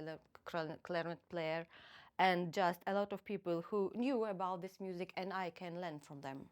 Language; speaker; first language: English; non-native, fluent; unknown